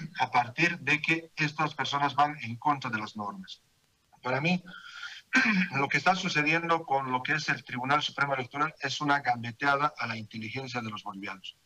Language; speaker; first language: Spanish; native; Spanish